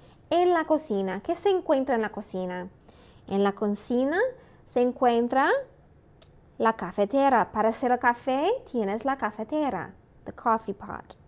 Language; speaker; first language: Spanish; non-native, fluent; English